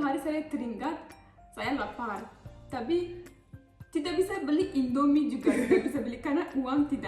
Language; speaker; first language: Indonesian; non-native, learner; Turkish